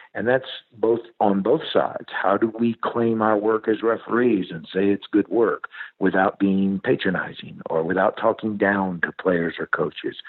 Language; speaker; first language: English; native; English